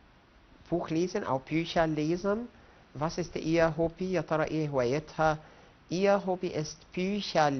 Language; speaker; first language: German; non-native, fluent; Arabic